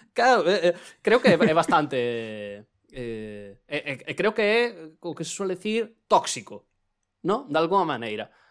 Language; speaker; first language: Galician; non-native, local second language; Spanish